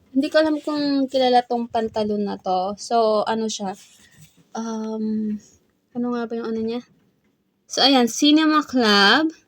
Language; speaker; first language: Filipino; native; Filipino